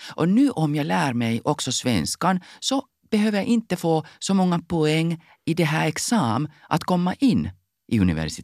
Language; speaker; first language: Swedish; non-native, local second language; Finnish